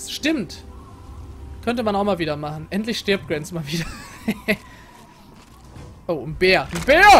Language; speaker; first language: German; native; German